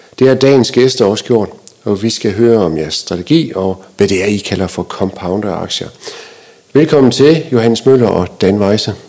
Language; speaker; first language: Danish; native; Danish